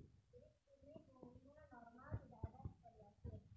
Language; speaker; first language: Indonesian; native; Indonesian